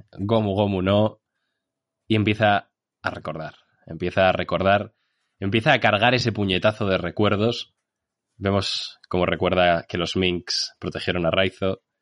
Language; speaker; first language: Spanish; native; Spanish